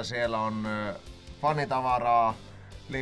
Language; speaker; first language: Finnish; native; Finnish